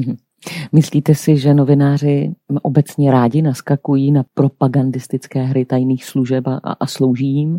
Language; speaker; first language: Czech; native; Czech